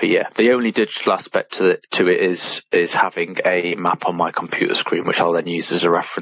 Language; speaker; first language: English; native; English